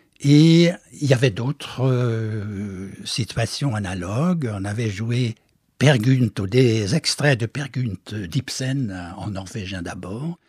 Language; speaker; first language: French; non-native, fluent; Norwegian